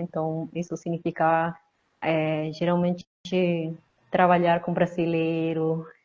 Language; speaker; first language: Portuguese; non-native, fluent; Spanish